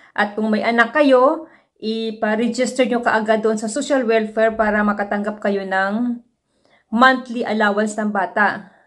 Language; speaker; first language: Filipino; native; Filipino